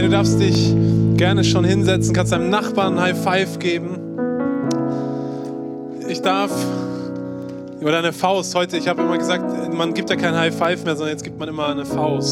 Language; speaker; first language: German; native; German